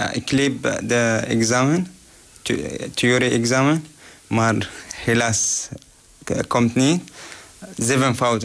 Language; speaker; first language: Dutch; non-native, learner; Arabic